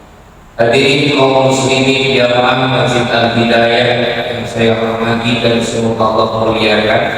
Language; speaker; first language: Indonesian; non-native, local second language; Sundanese